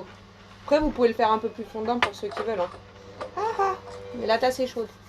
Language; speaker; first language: French; native; French